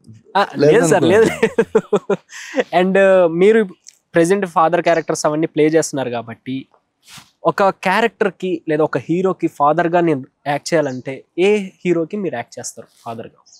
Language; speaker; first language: Telugu; native; Telugu